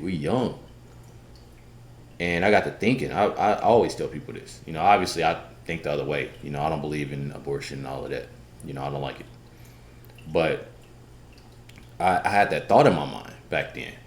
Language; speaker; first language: English; native; English